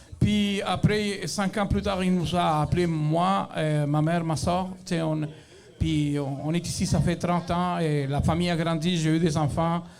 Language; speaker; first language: French; non-native, fluent; Spanish